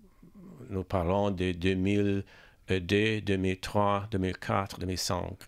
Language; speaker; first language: French; non-native, learner; Italian